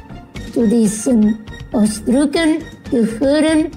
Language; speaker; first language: German; non-native, fluent; Indonesian